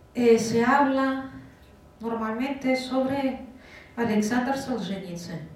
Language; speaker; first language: Spanish; non-native, fluent; Russian